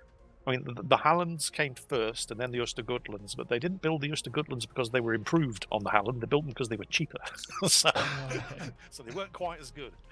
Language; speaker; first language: English; native; English